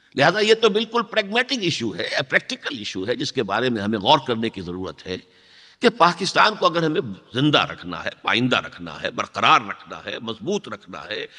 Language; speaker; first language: Urdu; native; Urdu